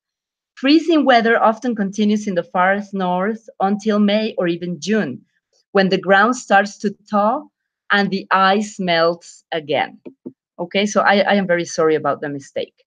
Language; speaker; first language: English; non-native, fluent; Spanish